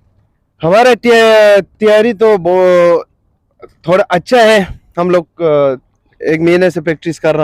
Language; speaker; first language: Hindi; non-native, local second language; Balti